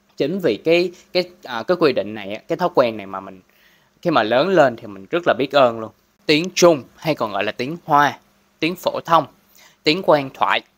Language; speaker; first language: Vietnamese; non-native, local second language; Cantonese